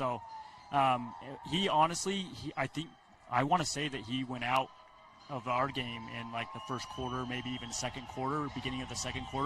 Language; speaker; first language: English; native; English